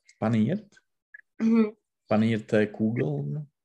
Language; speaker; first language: German; non-native, learner; Czech